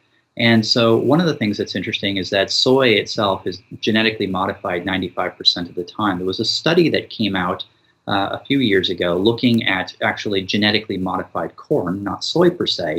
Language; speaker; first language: English; native; English